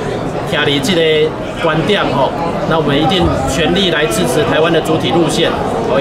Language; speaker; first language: Chinese; native; Chinese